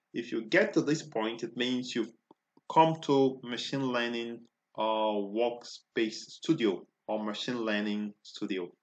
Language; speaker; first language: English; non-native, local second language; Igbo